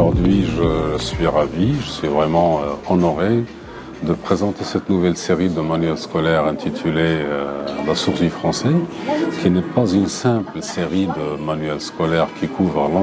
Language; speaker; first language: French; non-native, local second language; Arabic